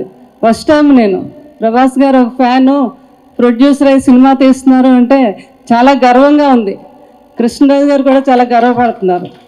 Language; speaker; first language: Telugu; native; Telugu